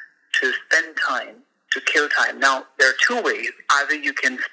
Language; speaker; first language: English; non-native, local second language; Hindi